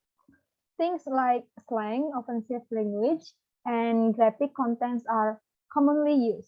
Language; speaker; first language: English; non-native, learner; Balinese